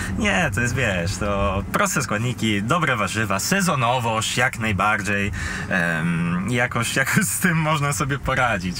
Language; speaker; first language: Polish; non-native, fluent; Italian